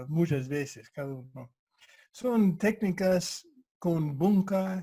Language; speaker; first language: Spanish; non-native, fluent; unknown